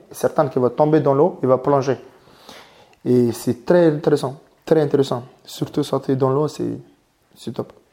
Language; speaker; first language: French; non-native, learner; Mongolian